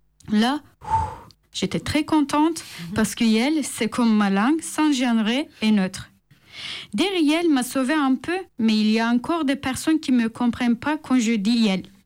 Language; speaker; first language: French; non-native, fluent; Turkish